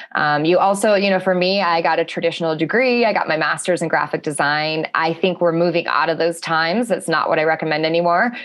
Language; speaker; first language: English; native; English